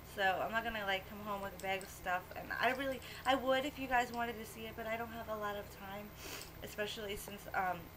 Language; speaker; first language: English; native; English